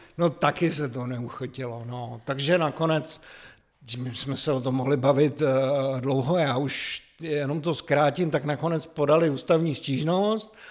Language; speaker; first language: Czech; native; Czech